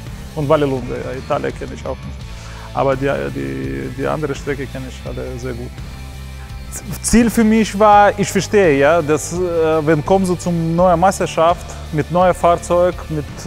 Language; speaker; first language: German; non-native, learner; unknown